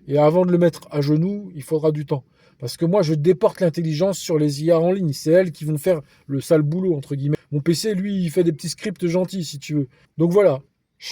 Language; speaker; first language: French; native; French